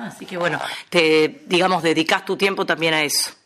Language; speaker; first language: Spanish; native; Spanish